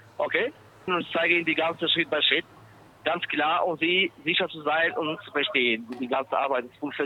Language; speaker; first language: German; non-native, fluent; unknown